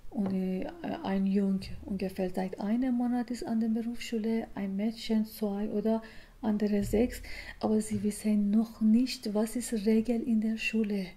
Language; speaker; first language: German; non-native, learner; Persian